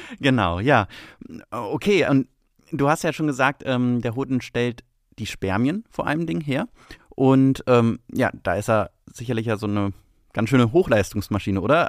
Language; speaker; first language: German; native; German